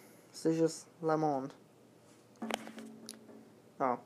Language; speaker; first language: French; non-native, learner; English